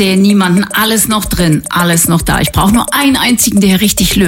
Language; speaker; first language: German; native; German